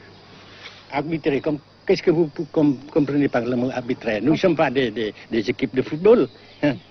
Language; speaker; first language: French; non-native, local second language; Vietnamese